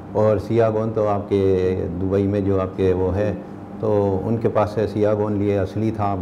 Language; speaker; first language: Hindi; non-native, local second language; Urdu